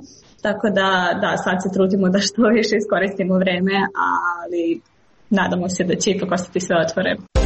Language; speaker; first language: Serbian; native; Serbian